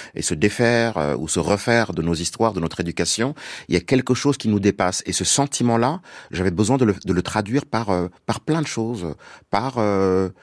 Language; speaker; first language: French; non-native, local second language; Wolof